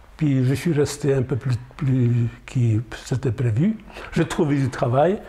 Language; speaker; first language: French; non-native, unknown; Polish